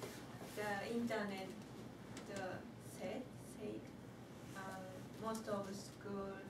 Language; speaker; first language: English; non-native, learner; Japanese